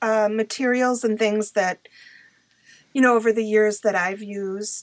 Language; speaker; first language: English; native; English